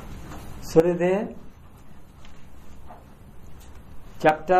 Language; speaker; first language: Japanese; non-native, fluent; Bangla